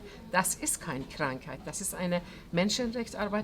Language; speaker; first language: German; non-native, fluent; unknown